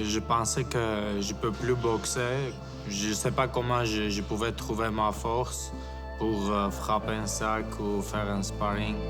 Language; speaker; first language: French; non-native, learner; Armenian